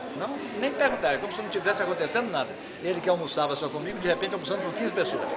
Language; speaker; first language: Portuguese; native; Portuguese